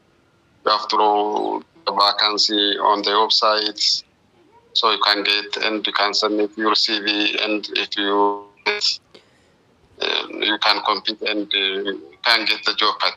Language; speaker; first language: English; non-native, learner; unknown